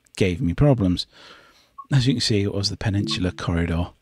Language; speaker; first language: English; native; English